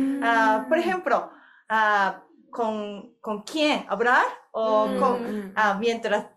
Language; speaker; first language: Spanish; non-native, learner; Japanese